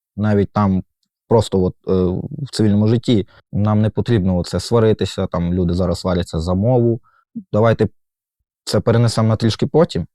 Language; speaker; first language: Ukrainian; native; Ukrainian